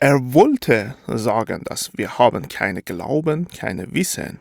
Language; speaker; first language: German; non-native, fluent; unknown